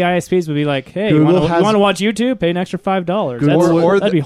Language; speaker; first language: English; native; English